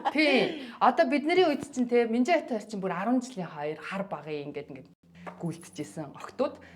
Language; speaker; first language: Mongolian; native; Mongolian